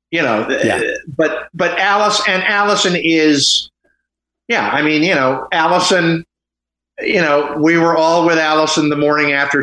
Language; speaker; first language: English; native; English